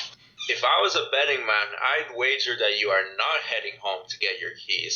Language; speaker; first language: English; native; English